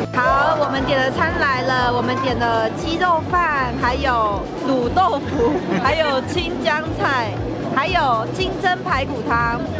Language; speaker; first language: Chinese; native; Chinese